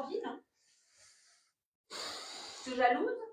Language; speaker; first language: French; native; French